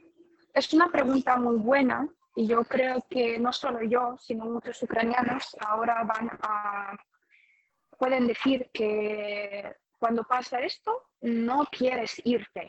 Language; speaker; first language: Spanish; non-native, fluent; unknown